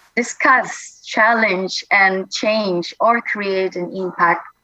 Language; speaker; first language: English; non-native, fluent; Indonesian